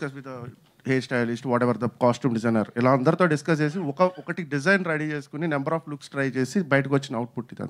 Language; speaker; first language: Telugu; native; Telugu